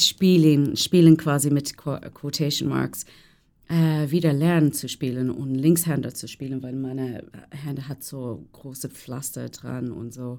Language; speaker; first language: German; non-native, fluent; English